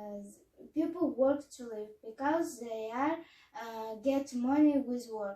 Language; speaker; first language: English; non-native, learner; Kazakh